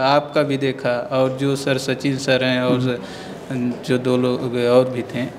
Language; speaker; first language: Hindi; native; Hindi